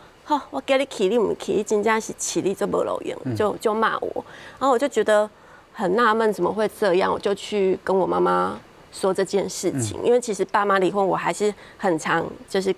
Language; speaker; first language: Chinese; native; Chinese